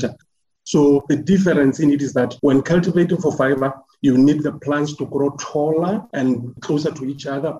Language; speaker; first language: English; non-native, local second language; Northern Sotho